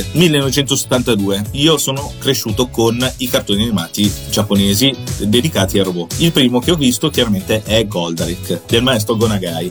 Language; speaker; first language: Italian; native; Italian